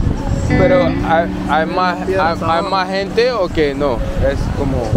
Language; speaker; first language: Spanish; non-native, learner; English